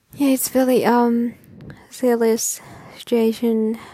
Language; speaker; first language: English; non-native, learner; Japanese